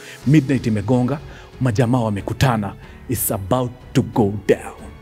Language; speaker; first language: English; non-native, local second language; Swahili